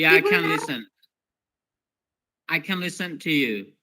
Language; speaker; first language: English; non-native, fluent; Indonesian